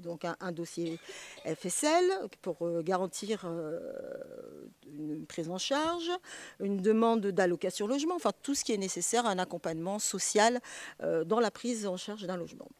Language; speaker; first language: French; native; French